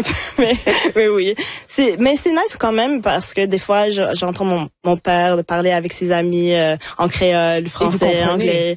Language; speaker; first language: French; non-native, local second language; English